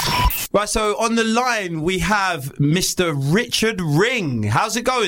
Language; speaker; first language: English; native; English